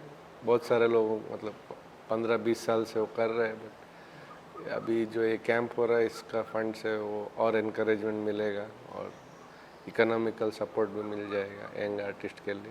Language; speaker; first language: Hindi; non-native, local second language; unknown